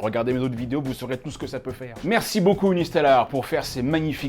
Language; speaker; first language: French; native; French